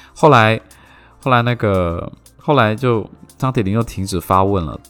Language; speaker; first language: Chinese; non-native, local second language; Cantonese